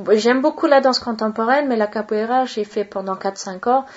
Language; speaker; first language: French; non-native, fluent; Swedish